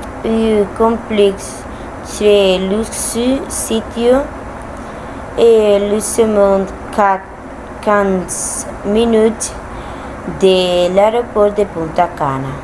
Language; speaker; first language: French; non-native, learner; Spanish